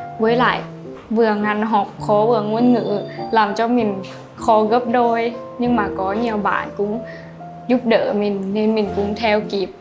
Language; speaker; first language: Vietnamese; non-native, learner; Lao